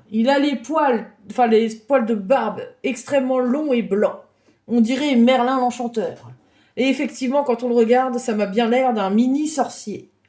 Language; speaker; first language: French; native; French